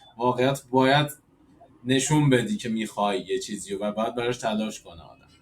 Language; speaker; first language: Persian; native; Persian